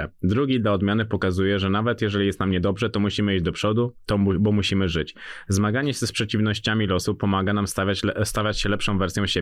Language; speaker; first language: Polish; native; Polish